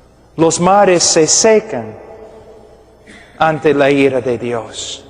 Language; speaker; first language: Spanish; non-native, fluent; English